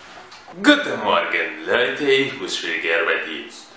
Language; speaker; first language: German; non-native, learner; Russian